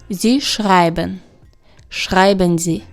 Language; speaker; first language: German; non-native, fluent; Ukrainian